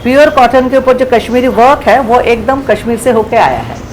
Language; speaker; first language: Hindi; non-native, local second language; Bangla